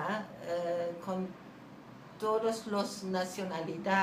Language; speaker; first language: Spanish; non-native, fluent; German